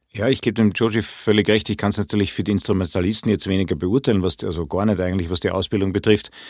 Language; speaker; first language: German; native; German